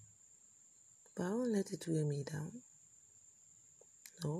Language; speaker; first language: English; non-native, local second language; Igbo